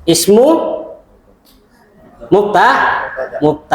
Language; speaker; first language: Arabic; non-native, fluent; Indonesian